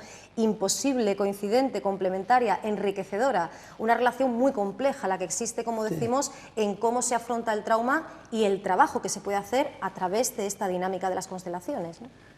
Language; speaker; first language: Spanish; native; Spanish